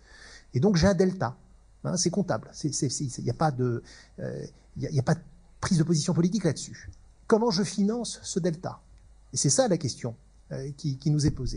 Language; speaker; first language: French; native; French